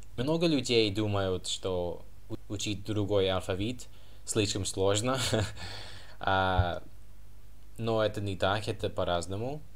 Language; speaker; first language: Russian; non-native, learner; English